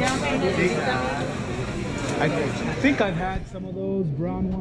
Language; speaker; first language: English; early bilingual, other home language; Spanish